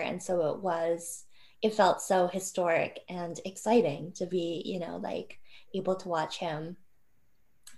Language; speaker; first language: English; native; English